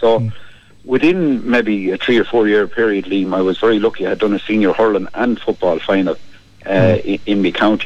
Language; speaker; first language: English; native; English